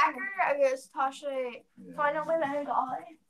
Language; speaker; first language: Irish; non-native, learner; English